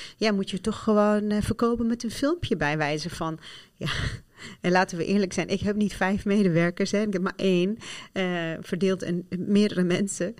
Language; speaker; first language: Dutch; non-native, fluent; Arabic